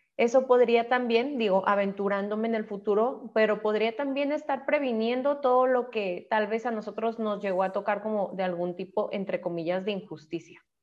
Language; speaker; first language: Spanish; native; Spanish